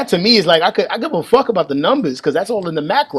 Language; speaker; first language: English; native; English